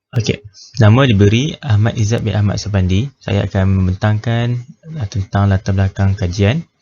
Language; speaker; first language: Malay; native; Malay